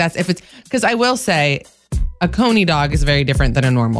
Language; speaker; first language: English; native; English